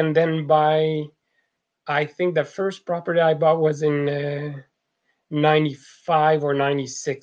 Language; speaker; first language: English; non-native, fluent; French